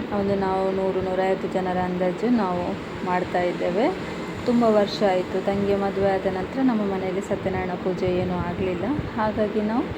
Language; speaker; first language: Kannada; non-native, local second language; Konkani